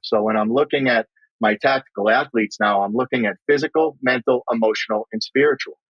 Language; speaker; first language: English; native; English